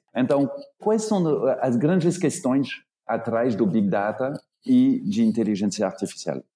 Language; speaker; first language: Portuguese; non-native, fluent; French